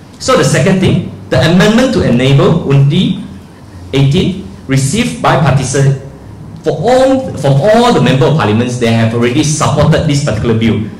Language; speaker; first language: English; non-native, local second language; Chinese